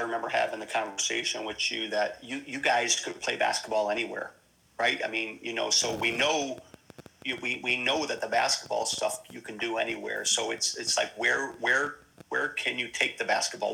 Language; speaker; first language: English; native; English